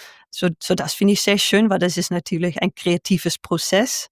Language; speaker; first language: German; non-native, fluent; Dutch